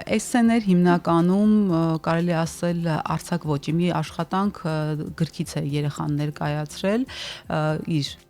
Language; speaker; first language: Armenian; native; Armenian